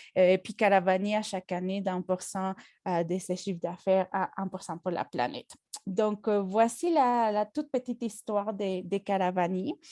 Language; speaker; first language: French; non-native, fluent; Spanish